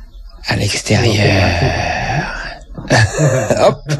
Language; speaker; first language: French; native; French